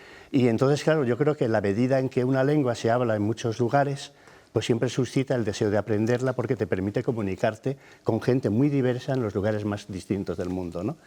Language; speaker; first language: Spanish; native; Spanish